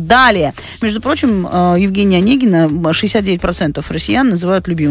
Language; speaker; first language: Russian; native; Russian